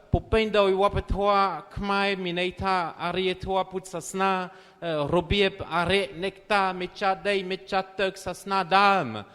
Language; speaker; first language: Khmer; non-native, fluent; French